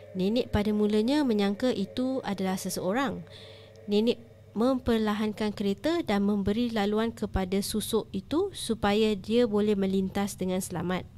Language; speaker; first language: Malay; native; Malay